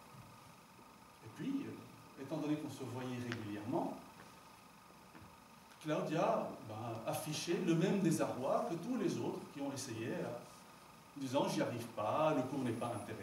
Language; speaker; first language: French; non-native, local second language; Arabic